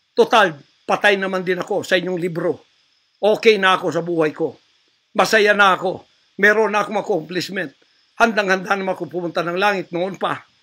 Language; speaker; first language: Filipino; non-native, local second language; Cebuano